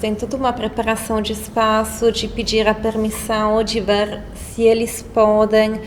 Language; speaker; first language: Portuguese; non-native, fluent; Italian